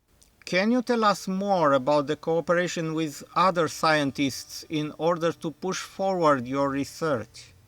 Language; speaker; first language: English; non-native, fluent; Romanian